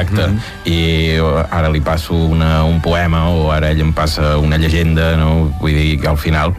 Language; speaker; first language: Catalan; native; Catalan